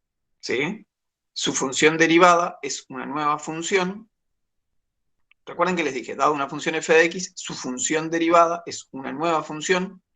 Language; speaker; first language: Spanish; native; Spanish